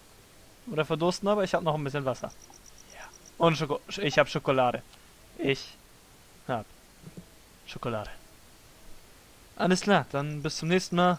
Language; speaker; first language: German; native; German